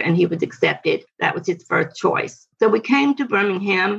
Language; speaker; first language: English; native; English